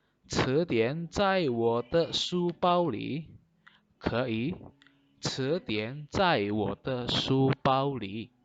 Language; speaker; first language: Chinese; non-native, fluent; Indonesian